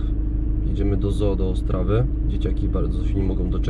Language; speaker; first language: Polish; native; Polish